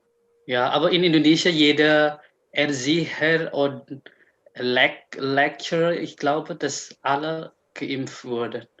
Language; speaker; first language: German; non-native, learner; Indonesian